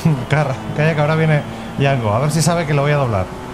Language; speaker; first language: Spanish; native; Spanish